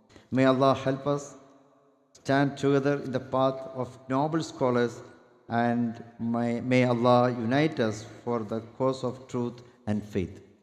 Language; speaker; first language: English; non-native, local second language; Malayalam